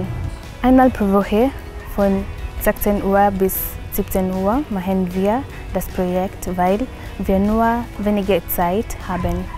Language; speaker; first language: German; non-native, learner; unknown